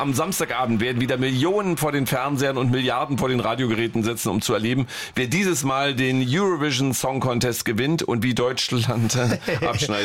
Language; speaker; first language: German; native; German